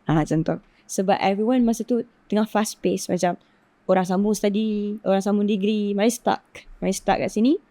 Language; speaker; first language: Malay; native; Malay